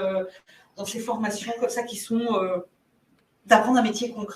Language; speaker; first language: French; native; French